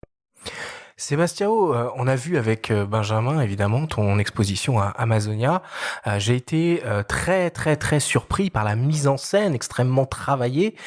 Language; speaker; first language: French; native; French